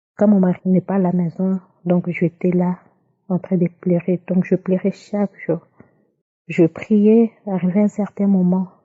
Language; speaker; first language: French; non-native, local second language; Lingala